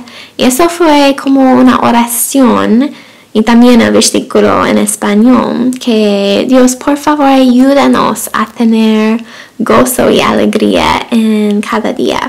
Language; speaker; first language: Spanish; non-native, fluent; English